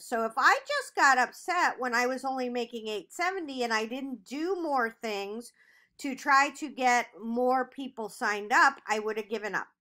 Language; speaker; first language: English; native; English